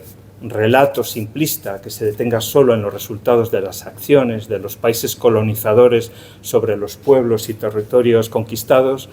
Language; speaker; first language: Spanish; native; Spanish